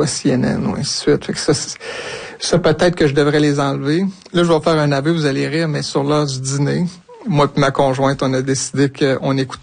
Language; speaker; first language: French; native; French